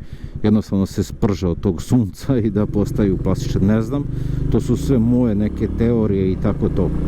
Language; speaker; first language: Serbian; native; Serbian